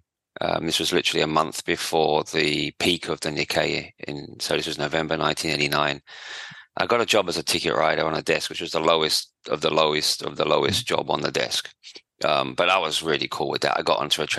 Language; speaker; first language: English; native; English